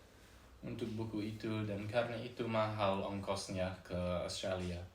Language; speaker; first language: Indonesian; non-native, fluent; English